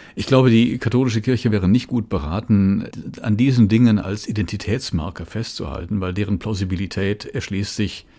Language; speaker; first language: German; native; German